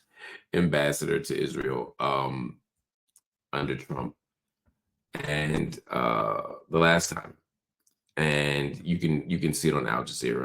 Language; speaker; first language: English; native; English